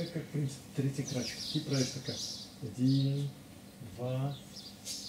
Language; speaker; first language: Bulgarian; non-native, learner; Russian